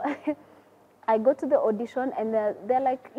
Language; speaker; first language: English; non-native, local second language; Kikuyu